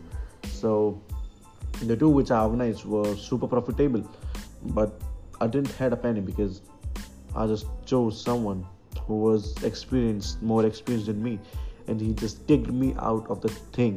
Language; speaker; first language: English; non-native, local second language; Hindi